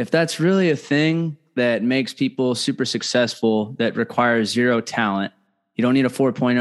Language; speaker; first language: English; native; English